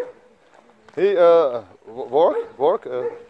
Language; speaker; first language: English; non-native, learner; Czech